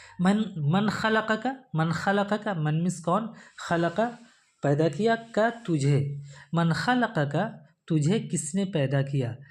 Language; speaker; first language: Urdu; native; Urdu